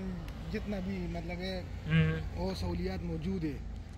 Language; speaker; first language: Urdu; non-native, local second language; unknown